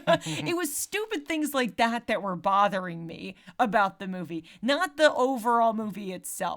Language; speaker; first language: English; native; English